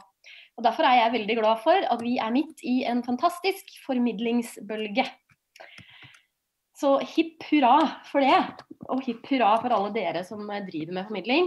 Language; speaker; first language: Norwegian; native; Norwegian